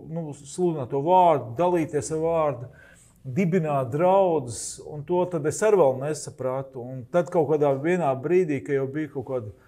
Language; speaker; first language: Latvian; native; Latvian